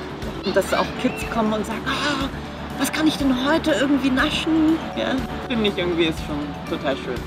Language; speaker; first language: German; native; German